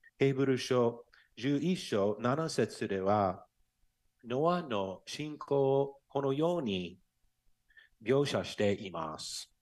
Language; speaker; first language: Japanese; non-native, fluent; English